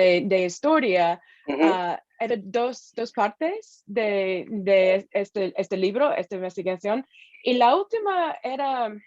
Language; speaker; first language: Spanish; non-native, fluent; English